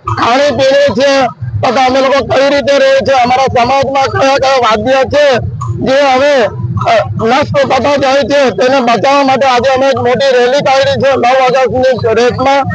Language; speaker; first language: Gujarati; non-native, local second language; Gamit